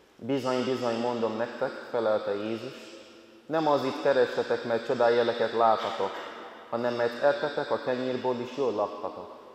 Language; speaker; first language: Hungarian; non-native, fluent; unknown